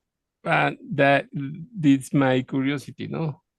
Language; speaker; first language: English; non-native, learner; Spanish